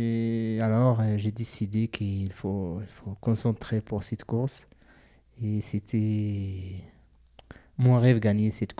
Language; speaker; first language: French; non-native, learner; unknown